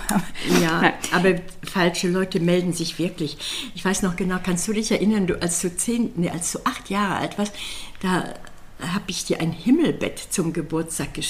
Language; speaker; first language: German; native; German